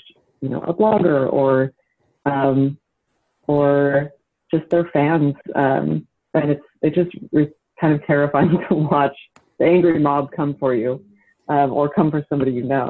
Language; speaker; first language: English; native; English